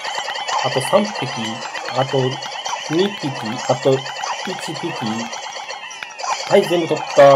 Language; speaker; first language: Japanese; native; Japanese